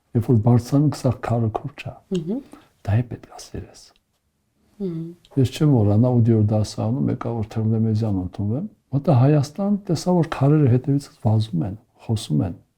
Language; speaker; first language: Armenian; early bilingual, heritage; Armenian